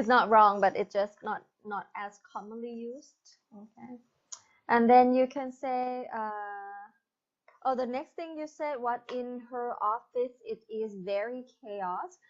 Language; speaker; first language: English; non-native, fluent; Thai